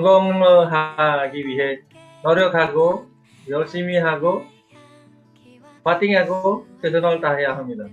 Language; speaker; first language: Korean; non-native, learner; Indonesian